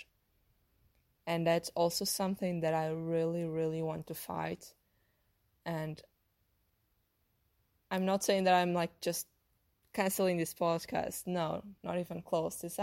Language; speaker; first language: English; non-native, fluent; Portuguese